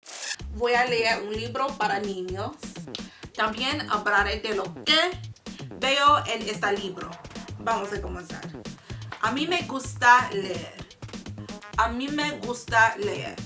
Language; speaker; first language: Spanish; non-native, learner; English